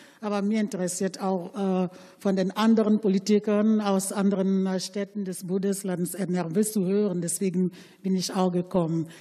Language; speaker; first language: German; non-native, fluent; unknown